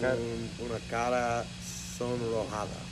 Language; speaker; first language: Spanish; non-native, learner; English